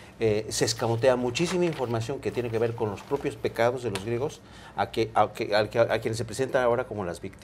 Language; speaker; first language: Spanish; native; Spanish